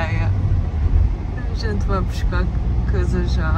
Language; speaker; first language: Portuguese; early bilingual, heritage; English